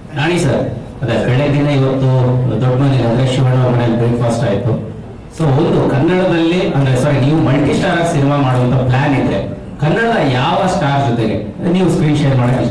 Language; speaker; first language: Kannada; native; Kannada